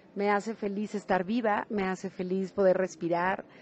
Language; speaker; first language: Spanish; native; Spanish